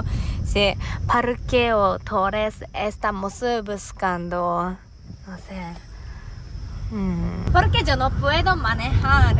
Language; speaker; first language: Spanish; non-native, learner; Japanese